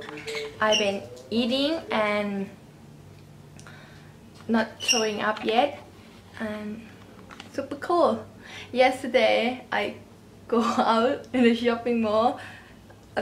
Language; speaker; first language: English; non-native, learner; Thai